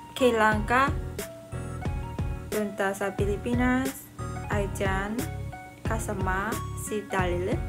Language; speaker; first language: Filipino; non-native, learner; Japanese